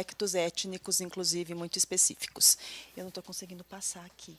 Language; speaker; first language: Portuguese; native; Portuguese